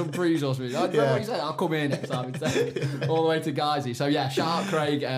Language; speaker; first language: English; native; English